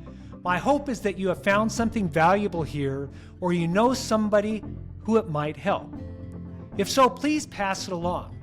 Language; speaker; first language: English; native; English